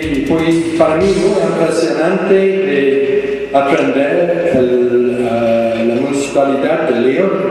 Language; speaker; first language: Spanish; non-native, fluent; English